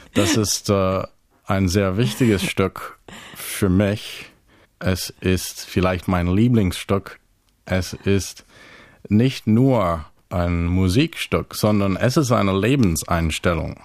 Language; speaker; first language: German; non-native, fluent; English